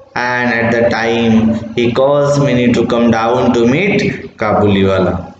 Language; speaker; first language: English; non-native, local second language; Marathi